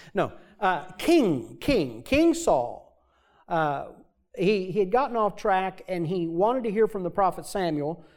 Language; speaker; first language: English; native; English